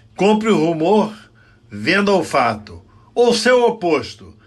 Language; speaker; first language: Portuguese; native; Portuguese